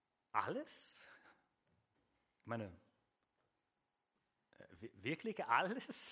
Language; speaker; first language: German; non-native, fluent; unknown